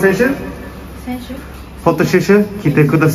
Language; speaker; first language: Japanese; non-native, learner; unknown